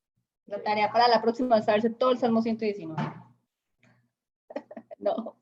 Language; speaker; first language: Spanish; native; Spanish